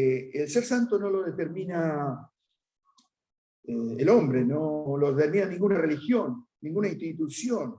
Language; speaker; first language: Spanish; native; Spanish